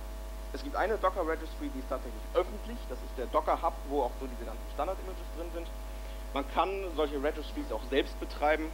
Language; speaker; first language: German; native; German